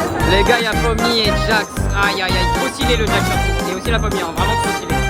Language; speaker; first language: French; native; French